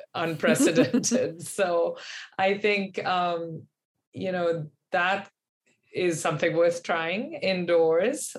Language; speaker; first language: English; non-native, local second language; Hindi